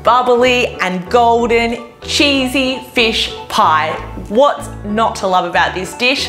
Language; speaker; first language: English; native; English